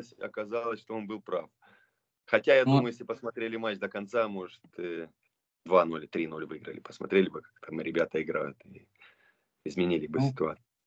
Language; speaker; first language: Russian; non-native, local second language; Romanian